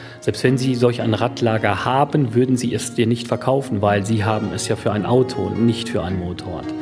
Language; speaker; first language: German; native; German